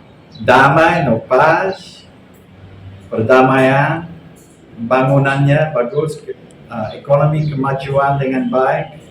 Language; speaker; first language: Indonesian; non-native, fluent; English